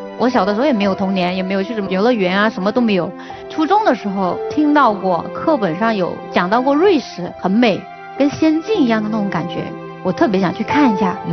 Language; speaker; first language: Chinese; non-native, local second language; Hakka Chinese